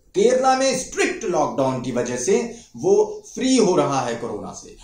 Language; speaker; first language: Hindi; non-native, local second language; Marathi